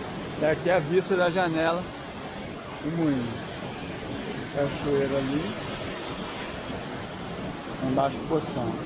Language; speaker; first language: Portuguese; native; Portuguese